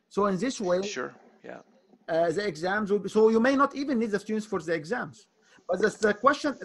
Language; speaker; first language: English; non-native, fluent; Arabic